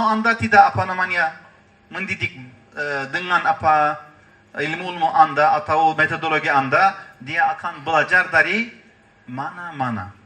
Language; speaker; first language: Indonesian; non-native, learner; Turkish